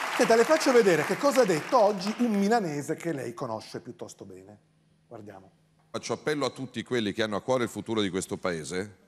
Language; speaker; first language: Italian; native; Italian